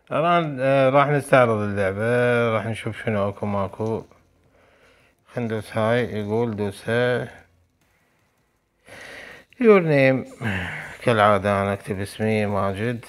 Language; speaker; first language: Arabic; native; Arabic